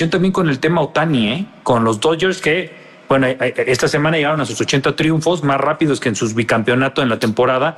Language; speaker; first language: Spanish; native; Spanish